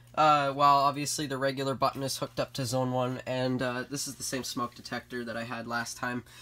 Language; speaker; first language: English; native; English